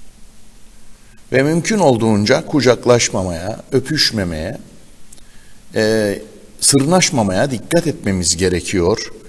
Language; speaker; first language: Turkish; native; Turkish